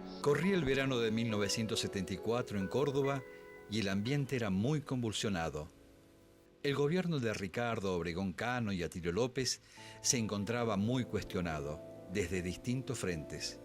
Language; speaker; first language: Spanish; native; Spanish